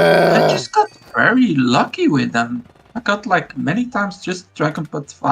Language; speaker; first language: English; non-native, fluent; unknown